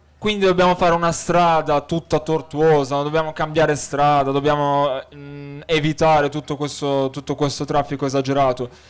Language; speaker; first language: Italian; early bilingual, other home language; Arabic